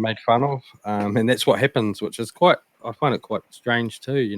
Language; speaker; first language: English; native; English